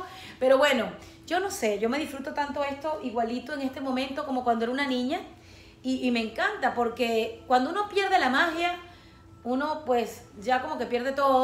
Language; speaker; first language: Spanish; native; Spanish